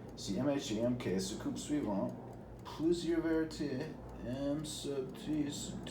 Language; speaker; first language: French; non-native, learner; English